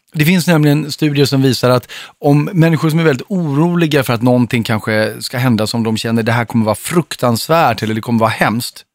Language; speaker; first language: Swedish; native; Swedish